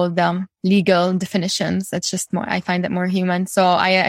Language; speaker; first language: English; non-native, fluent; Arabic